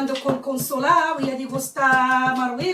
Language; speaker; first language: Spanish; non-native, learner; Arabic